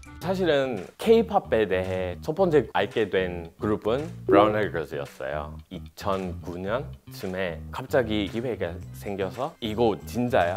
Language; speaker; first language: Korean; non-native, fluent; English